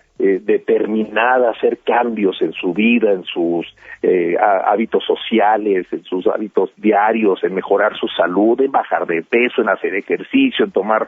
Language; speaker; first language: Spanish; native; Spanish